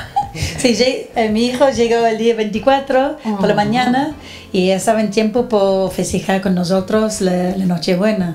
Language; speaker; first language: Spanish; non-native, fluent; English